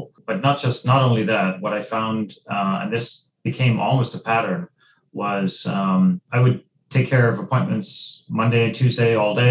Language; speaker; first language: English; native; English